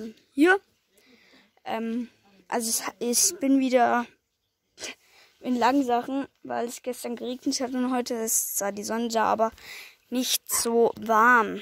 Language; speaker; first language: German; native; German